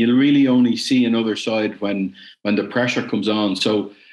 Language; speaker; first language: English; native; English